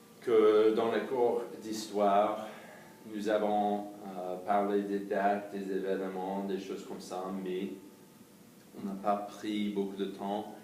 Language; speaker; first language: French; non-native, fluent; English